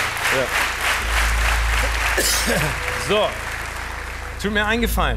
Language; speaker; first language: German; native; German